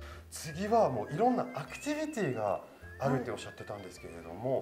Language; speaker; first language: Japanese; non-native, fluent; French